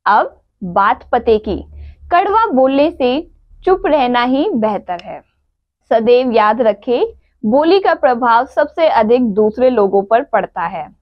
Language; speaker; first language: Hindi; native; Hindi